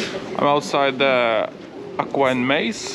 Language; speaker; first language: English; non-native, fluent; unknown